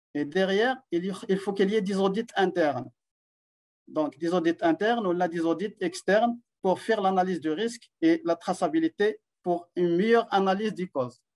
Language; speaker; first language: French; non-native, local second language; Arabic